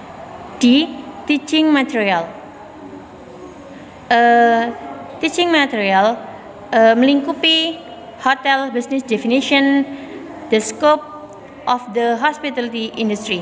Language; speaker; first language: English; non-native, learner; Indonesian